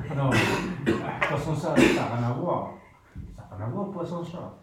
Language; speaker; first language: French; non-native, fluent; Soninke